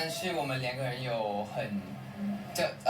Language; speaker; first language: Chinese; non-native, learner; Thai